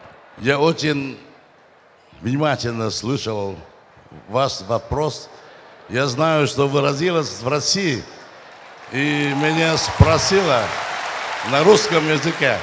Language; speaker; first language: Russian; non-native, fluent; Vietnamese